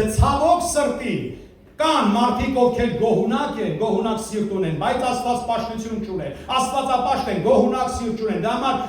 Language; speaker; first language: Armenian; early bilingual, heritage; Armenian